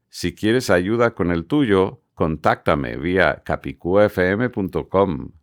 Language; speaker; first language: Spanish; non-native, fluent; English